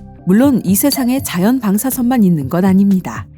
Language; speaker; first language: Korean; native; Korean